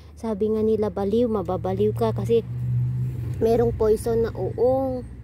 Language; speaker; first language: Filipino; non-native, local second language; Iloko